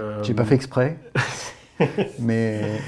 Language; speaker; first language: French; native; French